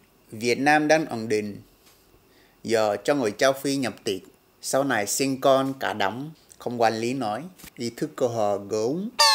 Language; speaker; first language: Vietnamese; non-native, fluent; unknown